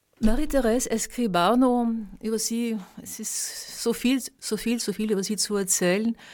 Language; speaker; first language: German; native; German